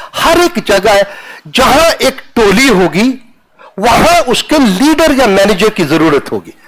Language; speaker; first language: Hindi; non-native, local second language; Punjabi